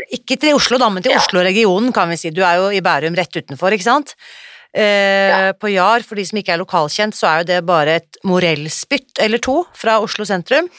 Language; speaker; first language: Norwegian; early bilingual, other home language; German